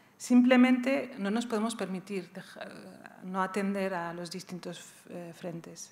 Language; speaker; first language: Spanish; early bilingual, other home language; Riffian